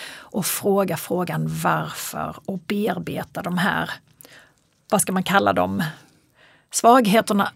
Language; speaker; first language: Swedish; early bilingual, other home language; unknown